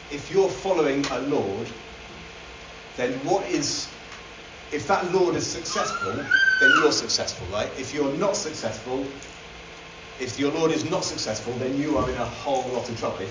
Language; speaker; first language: English; native; English